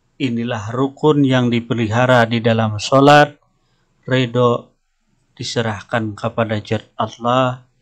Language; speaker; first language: Indonesian; non-native, local second language; Banjar